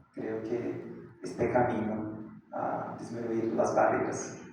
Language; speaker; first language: Spanish; non-native, fluent; Portuguese